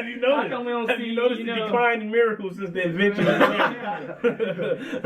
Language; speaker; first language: English; native; English